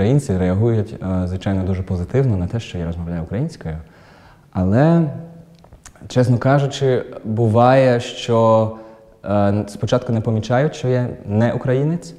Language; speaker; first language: Ukrainian; non-native, fluent; German